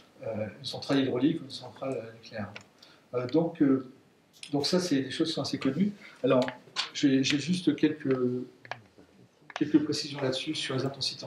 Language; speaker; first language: French; native; French